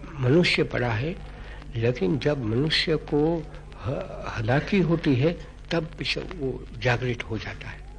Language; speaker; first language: Hindi; non-native, local second language; Gujarati